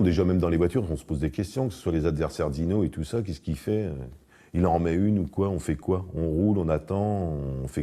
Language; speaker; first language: French; native; French